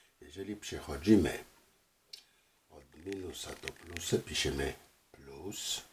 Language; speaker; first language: Polish; non-native, fluent; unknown